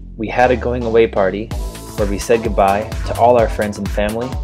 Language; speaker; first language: English; native; English